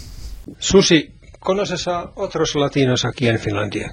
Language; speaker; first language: Spanish; non-native, learner; Finnish